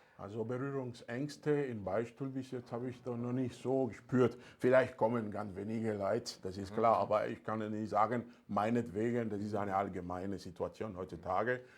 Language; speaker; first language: German; non-native, fluent; Ewe